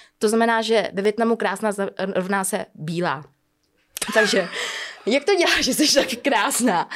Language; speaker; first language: Czech; early bilingual, other home language; Vietnamese